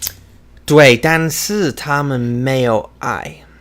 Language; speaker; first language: Chinese; non-native, learner; English